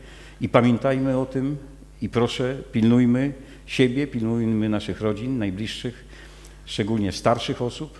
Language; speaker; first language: Polish; native; Polish